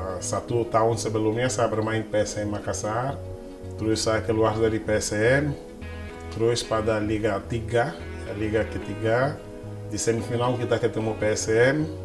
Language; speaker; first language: Indonesian; non-native, fluent; Portuguese